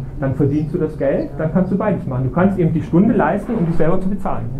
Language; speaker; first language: German; native; German